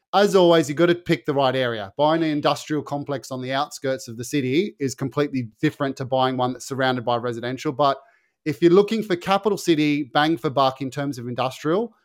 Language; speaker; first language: English; native; English